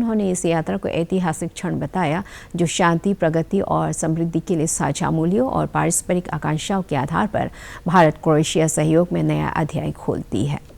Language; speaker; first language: Hindi; non-native, local second language; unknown